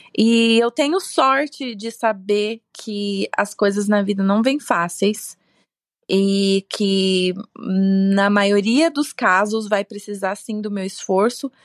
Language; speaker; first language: Portuguese; native; Portuguese